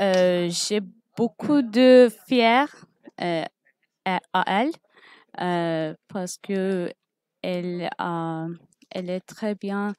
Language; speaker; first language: French; non-native, learner; Turkish